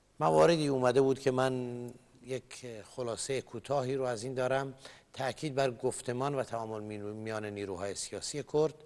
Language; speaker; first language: Persian; non-native, local second language; Kurdish